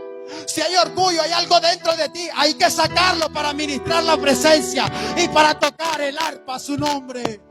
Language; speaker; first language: Spanish; native; Spanish